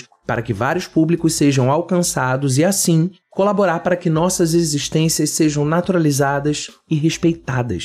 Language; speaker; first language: Portuguese; native; Portuguese